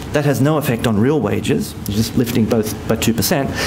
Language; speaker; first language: English; native; English